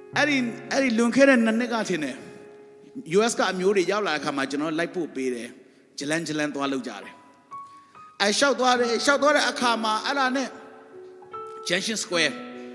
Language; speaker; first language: Burmese; non-native, local second language; Hakha Chin